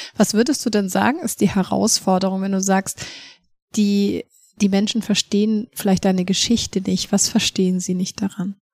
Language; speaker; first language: German; native; German